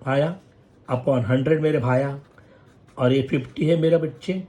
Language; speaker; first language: Hindi; non-native, local second language; Marathi